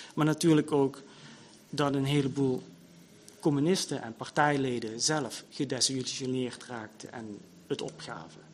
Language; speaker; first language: Dutch; native; Dutch